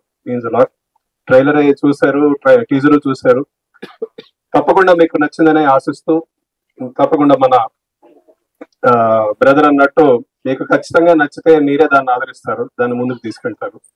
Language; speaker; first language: Telugu; native; Telugu